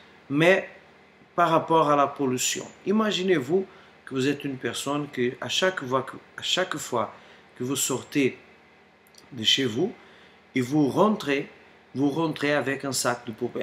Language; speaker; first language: French; non-native, fluent; Portuguese